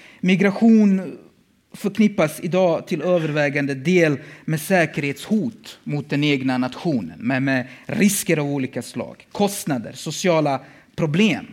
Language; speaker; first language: Swedish; early bilingual, other home language; Bosnian